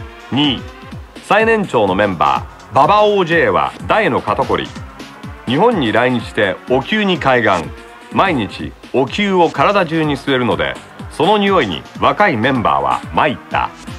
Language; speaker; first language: Japanese; early bilingual, heritage; Japanese